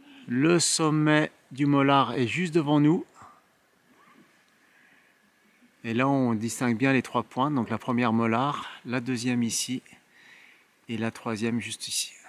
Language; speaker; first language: French; native; French